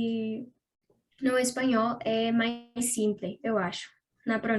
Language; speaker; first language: Portuguese; non-native, learner; Spanish